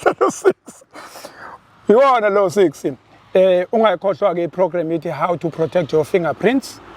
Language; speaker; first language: Zulu; native; Zulu